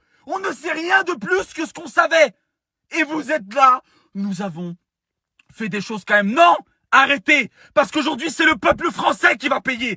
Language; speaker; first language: French; native; French